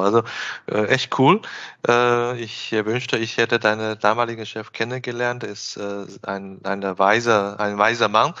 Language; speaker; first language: German; non-native, fluent; Chinese